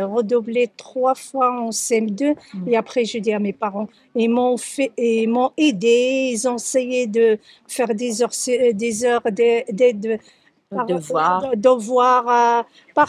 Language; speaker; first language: French; early bilingual, other home language; Arabic